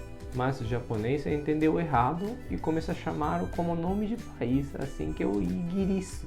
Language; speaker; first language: Portuguese; non-native, fluent; Japanese